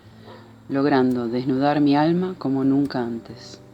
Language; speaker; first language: Spanish; native; Spanish